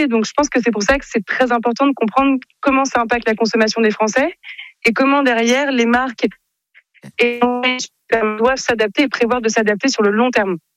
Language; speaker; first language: French; native; French